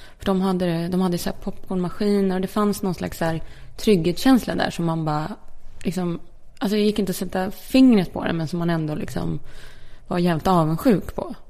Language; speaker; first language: Swedish; early bilingual, other home language; Polish